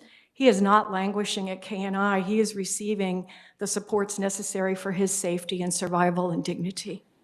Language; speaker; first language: English; native; English